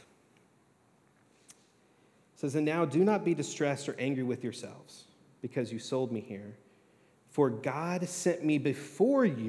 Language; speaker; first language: English; native; English